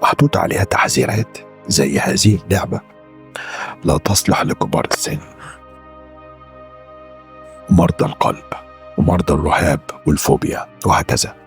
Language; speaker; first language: Arabic; native; Arabic